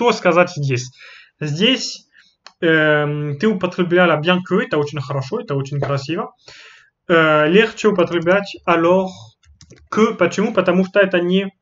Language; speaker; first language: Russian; non-native, fluent; French